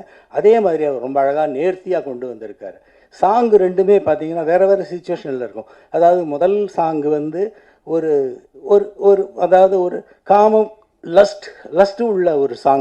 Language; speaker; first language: Tamil; native; Tamil